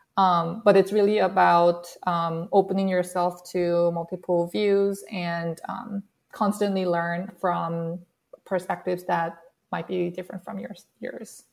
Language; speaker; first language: English; non-native, fluent; Korean